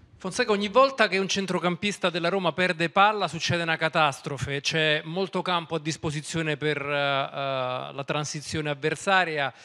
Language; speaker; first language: Italian; native; Italian